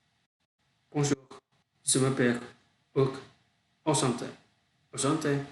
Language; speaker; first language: French; non-native, learner; Vietnamese